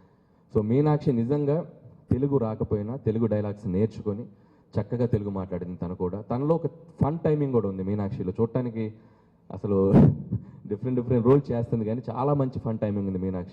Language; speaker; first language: Telugu; native; Telugu